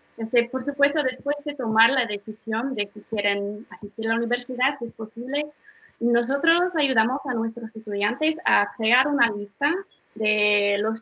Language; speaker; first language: Spanish; non-native, fluent; English